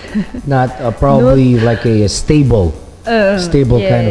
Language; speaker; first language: English; non-native, local second language; Filipino